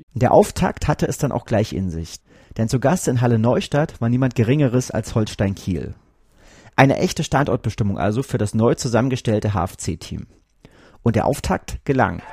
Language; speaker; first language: German; native; German